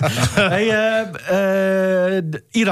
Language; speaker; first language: Dutch; native; Dutch